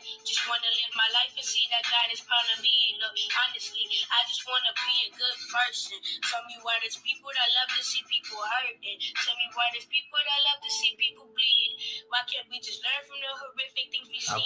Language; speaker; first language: English; native; English